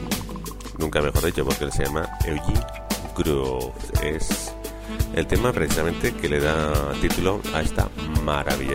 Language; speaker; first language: Spanish; native; Spanish